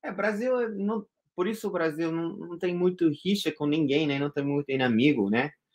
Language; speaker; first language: Portuguese; non-native, fluent; English